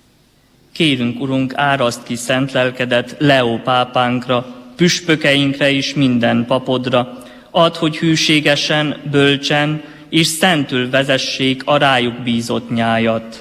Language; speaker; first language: Hungarian; native; Hungarian